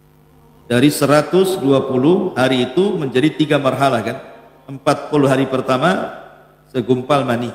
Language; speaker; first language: Indonesian; native; Indonesian